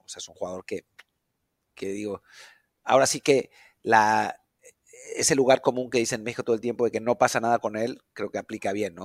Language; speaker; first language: Spanish; native; Spanish